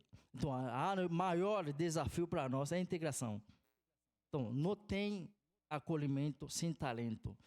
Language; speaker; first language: Portuguese; non-native, fluent; Haitian Creole